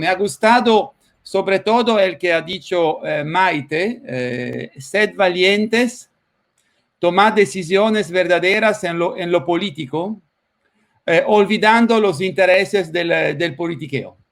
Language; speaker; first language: Spanish; non-native, fluent; Italian